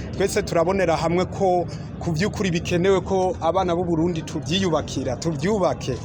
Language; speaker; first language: Rundi; early bilingual, heritage; Rundi